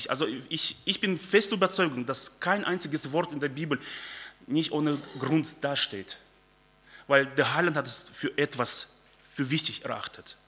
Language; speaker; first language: German; early bilingual, other home language; Russian